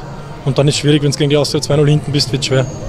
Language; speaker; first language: German; native; German